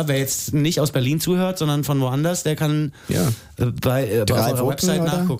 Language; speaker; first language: German; native; German